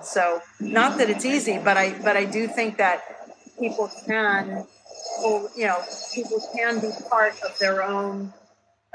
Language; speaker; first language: English; native; English